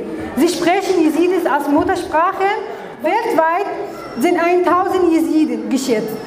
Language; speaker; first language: German; non-native, learner; Kurdish